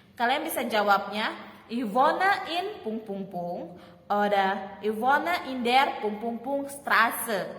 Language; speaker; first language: German; non-native, fluent; Indonesian